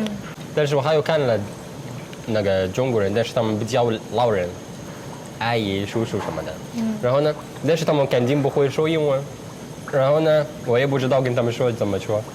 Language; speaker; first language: Chinese; non-native, learner; Arabic